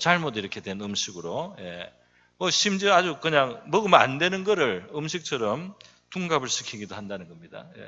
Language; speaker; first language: Korean; native; Korean